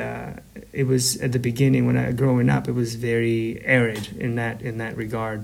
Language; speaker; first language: English; non-native, fluent; Albanian